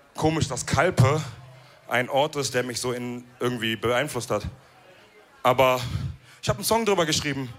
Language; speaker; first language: German; early bilingual, other home language; Wolof